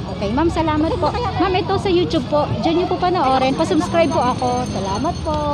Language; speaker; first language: Filipino; native; Filipino